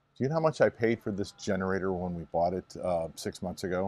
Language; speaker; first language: English; native; English